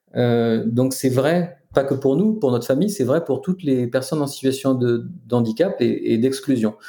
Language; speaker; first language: French; native; French